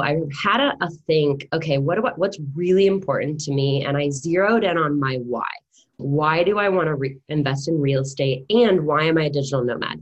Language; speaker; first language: English; native; English